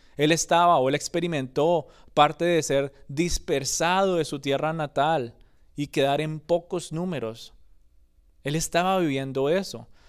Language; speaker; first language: Spanish; early bilingual, other home language; English